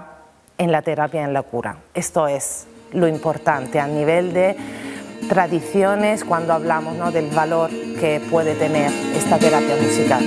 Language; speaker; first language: Spanish; non-native, fluent; Italian